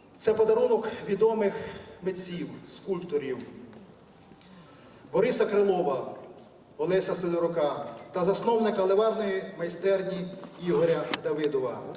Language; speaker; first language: Ukrainian; native; Ukrainian